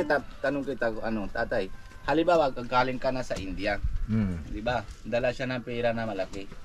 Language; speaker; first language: Filipino; non-native, fluent; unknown